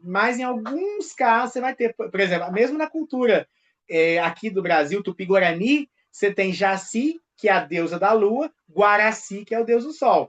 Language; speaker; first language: Portuguese; native; Portuguese